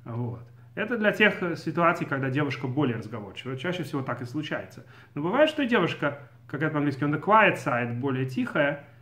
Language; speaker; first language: Russian; early bilingual, other home language; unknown